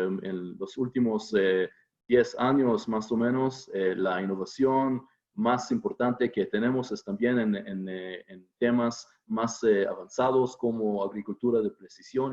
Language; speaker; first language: Spanish; non-native, fluent; Hebrew